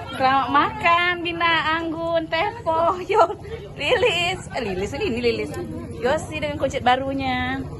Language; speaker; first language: Indonesian; native; Indonesian